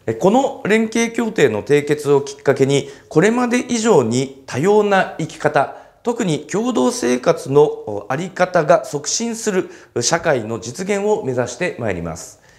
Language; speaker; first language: Japanese; native; Japanese